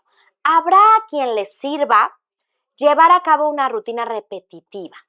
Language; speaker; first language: Spanish; native; Spanish